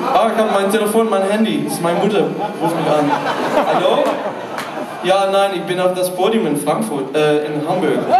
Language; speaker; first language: German; non-native, learner; Dutch